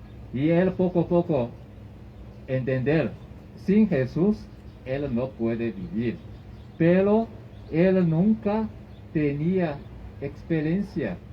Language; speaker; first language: Spanish; non-native, learner; Chinese